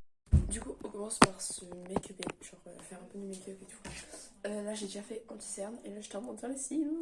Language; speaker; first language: French; native; French